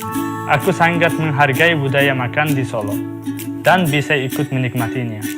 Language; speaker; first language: Indonesian; non-native, learner; Uzbek